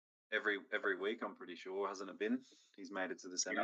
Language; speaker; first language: English; native; English